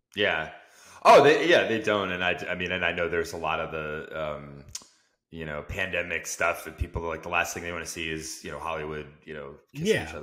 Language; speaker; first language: English; native; English